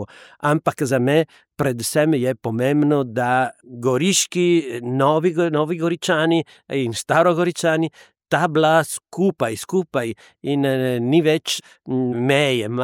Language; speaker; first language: Slovenian; non-native, learner; Italian